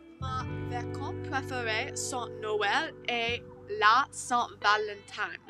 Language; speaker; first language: French; non-native, learner; English